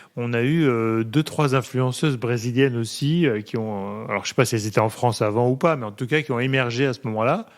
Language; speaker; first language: French; native; French